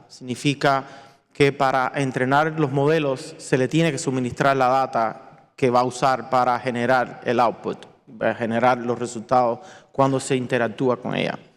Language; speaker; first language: Spanish; native; Spanish